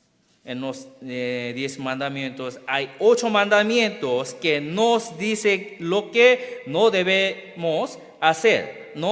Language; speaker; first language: Spanish; non-native, fluent; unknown